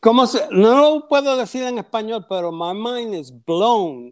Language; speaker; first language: Spanish; early bilingual, heritage; Spanish